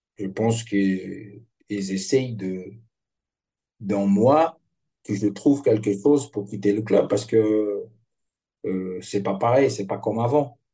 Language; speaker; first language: French; non-native, fluent; Portuguese